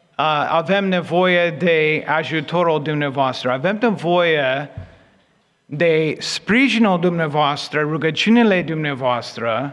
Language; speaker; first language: Romanian; non-native, fluent; English